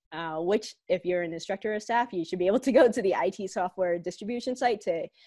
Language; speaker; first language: English; non-native, local second language; Cantonese